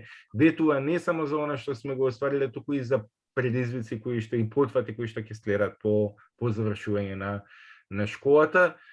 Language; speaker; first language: Macedonian; native; Macedonian